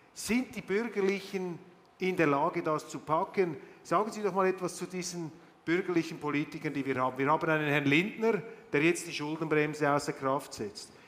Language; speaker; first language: German; native; German